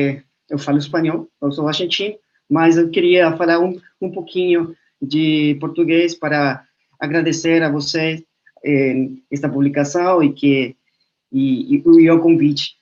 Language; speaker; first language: Portuguese; non-native, learner; Spanish